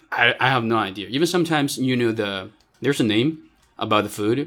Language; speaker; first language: English; non-native, fluent; Chinese